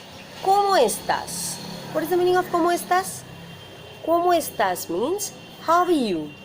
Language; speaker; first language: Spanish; non-native, fluent; Bangla